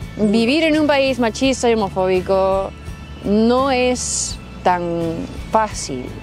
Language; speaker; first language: Spanish; early bilingual, heritage; Spanish